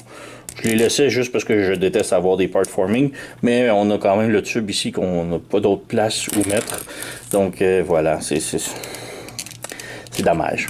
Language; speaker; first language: French; native; French